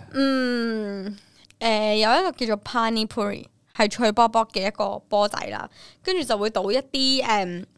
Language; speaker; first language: Cantonese; early bilingual, other home language; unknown